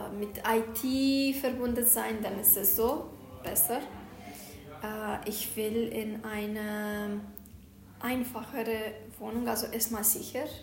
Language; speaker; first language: German; non-native, fluent; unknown